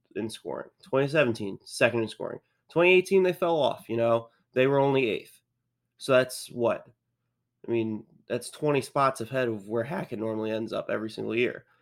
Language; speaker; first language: English; native; English